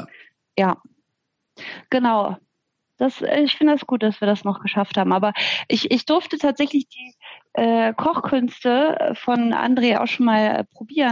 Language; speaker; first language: German; native; German